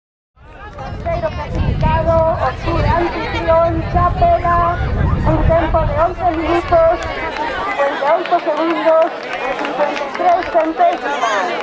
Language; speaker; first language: Spanish; non-native, local second language; Galician